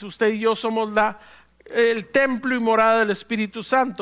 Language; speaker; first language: Spanish; native; Spanish